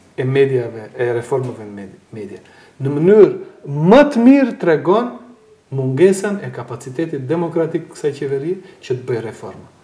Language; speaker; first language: Albanian; native; Albanian